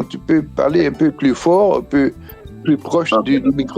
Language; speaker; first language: French; non-native, fluent; Dutch